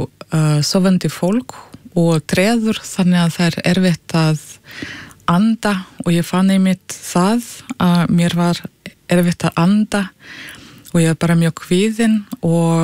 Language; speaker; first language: Icelandic; early bilingual, other home language; Russian